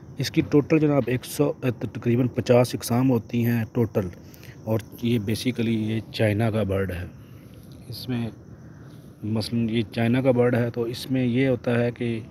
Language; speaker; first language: Urdu; non-native, local second language; Punjabi